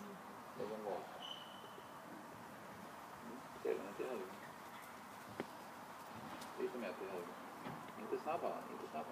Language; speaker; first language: Swedish; native; Swedish